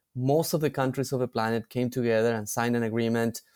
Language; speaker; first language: English; non-native, fluent; Spanish